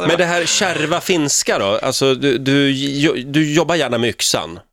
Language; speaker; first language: Swedish; native; Swedish